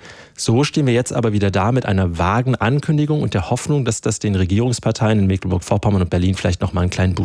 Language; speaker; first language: German; native; German